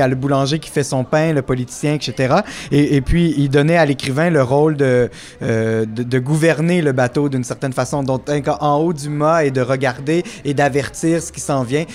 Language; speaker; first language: French; native; French